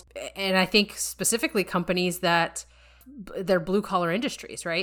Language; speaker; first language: English; native; English